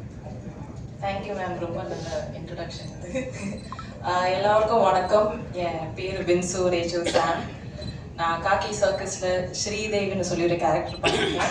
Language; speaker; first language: Tamil; non-native, fluent; Malayalam